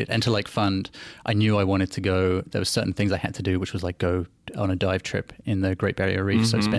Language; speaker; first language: English; native; English